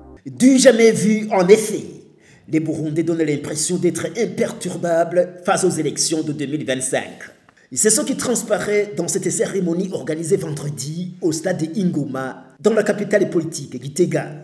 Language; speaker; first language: French; non-native, local second language; Rundi